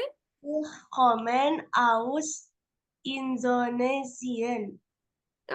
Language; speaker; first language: German; non-native, learner; Indonesian